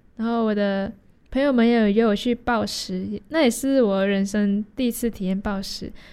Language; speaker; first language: Chinese; native; Chinese